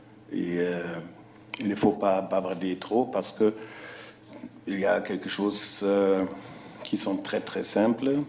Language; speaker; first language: French; non-native, fluent; German